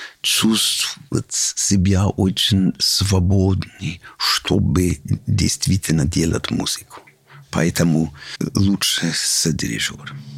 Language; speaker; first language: Russian; non-native, learner; English